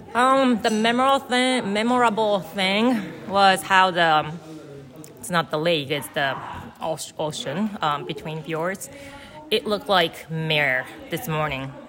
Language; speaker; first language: English; non-native, fluent; Japanese